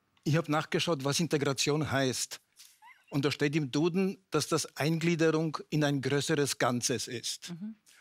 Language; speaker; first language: German; non-native, fluent; Polish